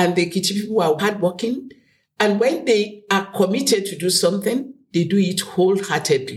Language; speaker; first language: English; non-native, local second language; Yoruba